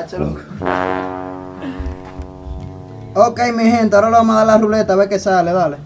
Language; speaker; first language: Spanish; native; Spanish